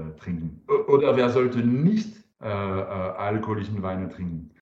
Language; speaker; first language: German; non-native, fluent; French